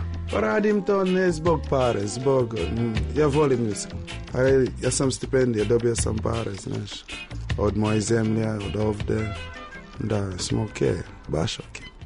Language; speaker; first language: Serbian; non-native, learner; English